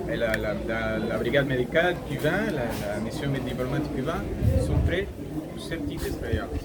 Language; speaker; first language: French; non-native, learner; Spanish